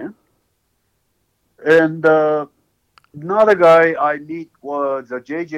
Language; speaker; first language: English; non-native, learner; Japanese